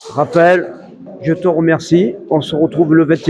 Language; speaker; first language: French; native; French